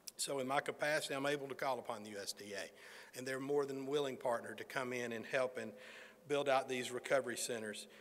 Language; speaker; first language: English; native; English